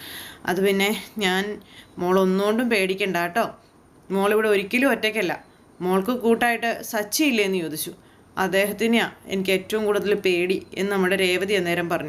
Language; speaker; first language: Malayalam; native; Malayalam